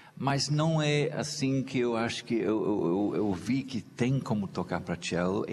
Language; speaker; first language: Portuguese; non-native, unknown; English